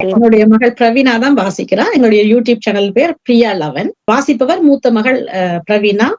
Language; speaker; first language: Tamil; early bilingual, heritage; Tamil